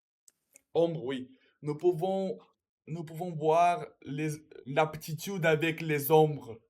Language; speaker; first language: French; non-native, learner; Russian